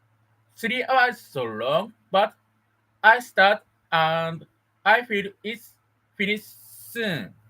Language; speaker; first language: English; non-native, learner; Japanese